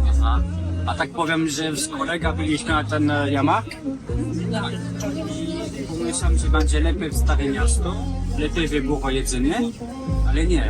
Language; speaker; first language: Polish; non-native, learner; French